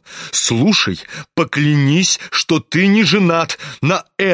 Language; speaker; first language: Russian; native; Russian